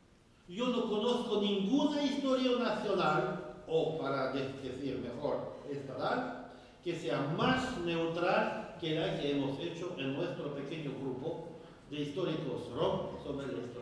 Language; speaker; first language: Spanish; non-native, fluent; French